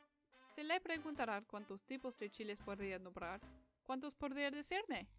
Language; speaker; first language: Spanish; non-native, learner; English